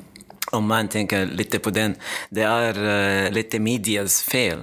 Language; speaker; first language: Swedish; non-native, fluent; Arabic